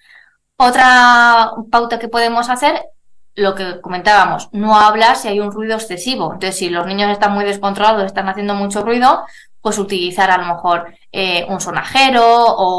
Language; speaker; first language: Spanish; native; Spanish